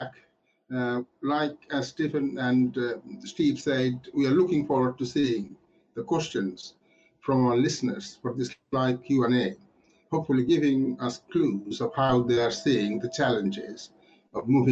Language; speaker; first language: English; non-native, local second language; Bangla